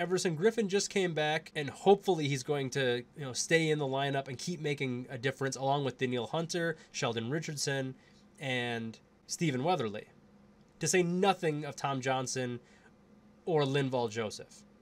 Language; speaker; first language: English; native; English